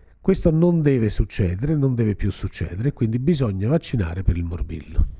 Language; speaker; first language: Italian; native; Italian